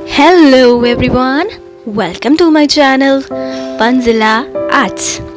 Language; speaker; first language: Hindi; non-native, local second language; Dogri